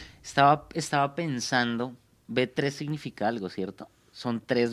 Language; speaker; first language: Spanish; native; Spanish